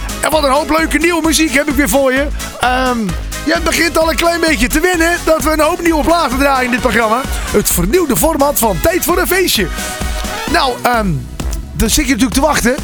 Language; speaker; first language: Dutch; native; Dutch